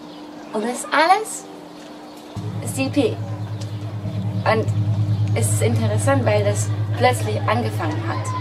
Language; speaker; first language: German; non-native, fluent; Greek